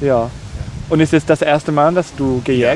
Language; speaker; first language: German; non-native, fluent; English